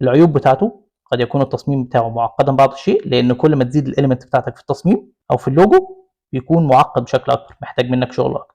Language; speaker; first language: Arabic; native; Arabic